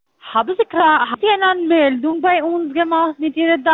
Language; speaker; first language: German; non-native, learner; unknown